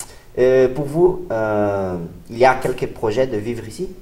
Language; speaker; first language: French; non-native, learner; Portuguese